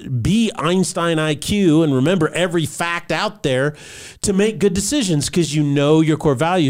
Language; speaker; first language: English; native; English